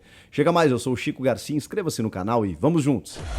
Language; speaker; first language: Portuguese; native; Portuguese